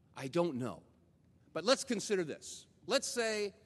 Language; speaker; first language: English; native; English